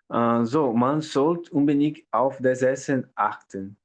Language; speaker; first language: German; non-native, learner; Portuguese